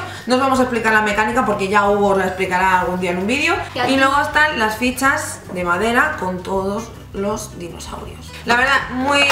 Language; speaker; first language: Spanish; native; Spanish